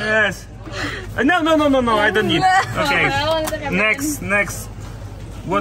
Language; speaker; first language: English; non-native, learner; Polish